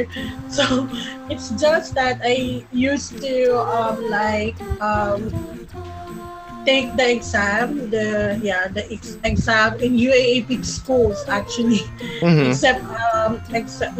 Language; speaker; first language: English; non-native, local second language; Filipino